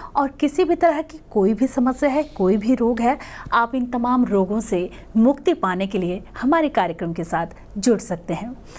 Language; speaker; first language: Hindi; native; Hindi